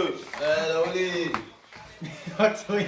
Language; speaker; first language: Russian; non-native, learner; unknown